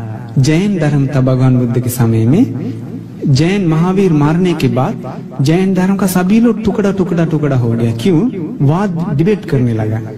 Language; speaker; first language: Hindi; non-native, fluent; Sinhala